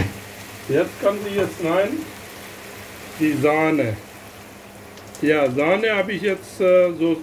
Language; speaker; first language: German; non-native, learner; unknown